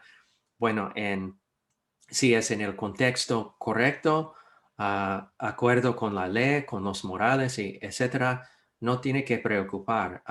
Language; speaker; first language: Spanish; non-native, fluent; English